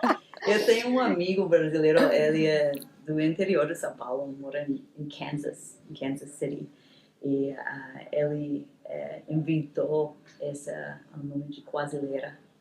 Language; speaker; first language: Portuguese; non-native, fluent; English